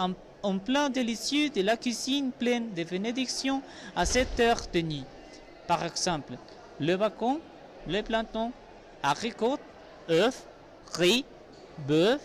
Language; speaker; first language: French; non-native, learner; Spanish